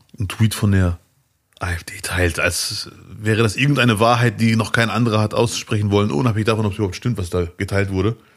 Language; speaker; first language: German; early bilingual, other home language; Arabic